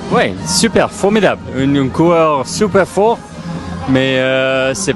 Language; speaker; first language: French; non-native, fluent; English